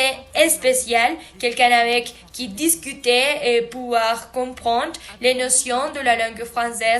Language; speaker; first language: French; non-native, learner; Spanish